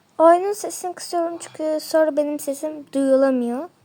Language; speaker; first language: Turkish; native; Turkish